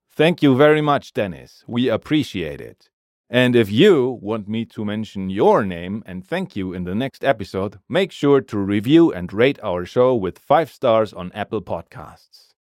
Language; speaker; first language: English; non-native, fluent; German